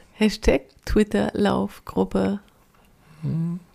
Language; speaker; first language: German; native; German